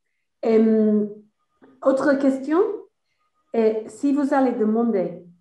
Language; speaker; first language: French; non-native, fluent; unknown